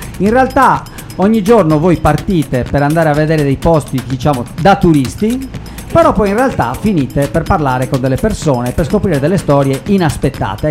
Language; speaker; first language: Italian; native; Italian